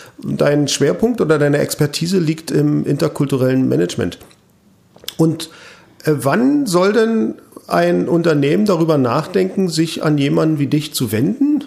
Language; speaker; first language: German; native; German